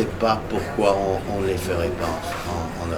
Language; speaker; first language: French; early bilingual, heritage; English